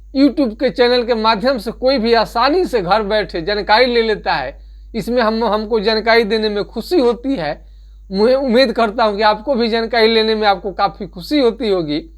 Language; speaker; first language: Hindi; native; Hindi